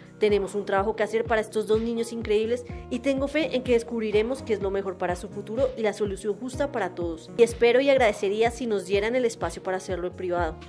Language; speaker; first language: Spanish; native; Spanish